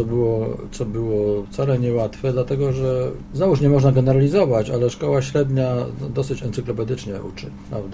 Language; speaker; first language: Polish; native; Polish